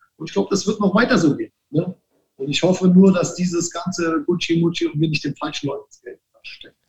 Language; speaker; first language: German; native; German